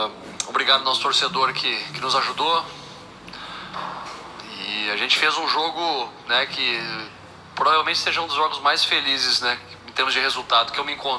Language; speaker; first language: Portuguese; native; Portuguese